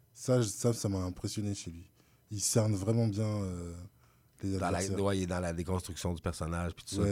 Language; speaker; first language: French; native; French